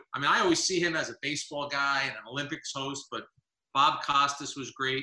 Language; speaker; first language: English; native; English